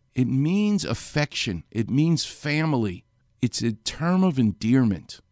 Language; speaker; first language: English; native; English